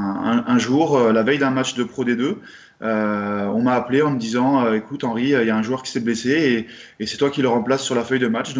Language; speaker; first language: French; native; French